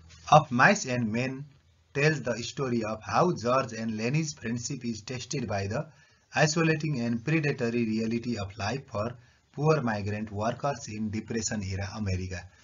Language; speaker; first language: English; non-native, local second language; Nepali